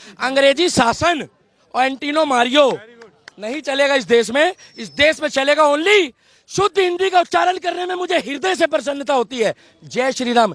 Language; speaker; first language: Hindi; native; Hindi